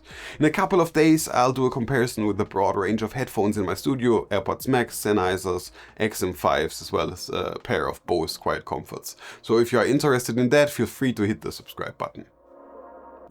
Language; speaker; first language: English; non-native, fluent; German